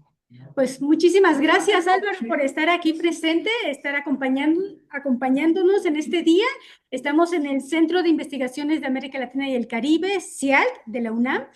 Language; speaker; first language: Spanish; native; Spanish